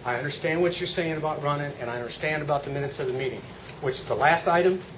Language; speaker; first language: English; native; English